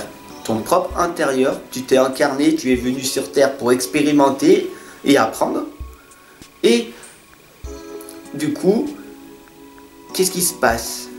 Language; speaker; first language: French; native; French